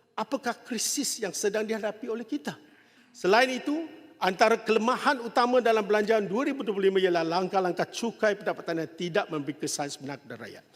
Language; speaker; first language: Malay; non-native, local second language; Chinese